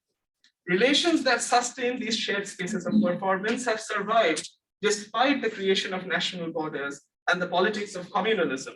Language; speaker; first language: English; non-native, local second language; Bangla